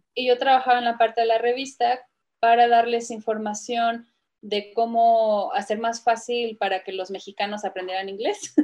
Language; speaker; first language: Spanish; native; Spanish